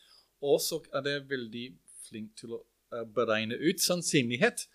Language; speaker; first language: Norwegian; non-native, fluent; English